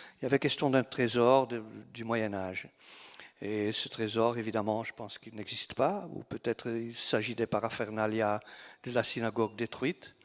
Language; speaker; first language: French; non-native, local second language; Dutch